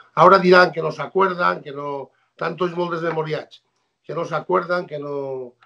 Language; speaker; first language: Spanish; non-native, local second language; Catalan